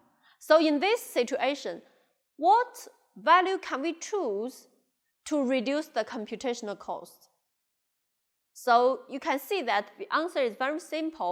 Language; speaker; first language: English; non-native, local second language; Chinese